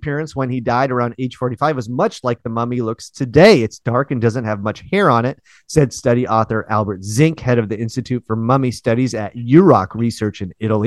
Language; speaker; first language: English; native; English